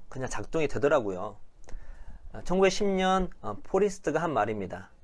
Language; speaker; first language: Korean; native; Korean